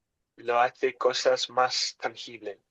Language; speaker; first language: Spanish; non-native, learner; English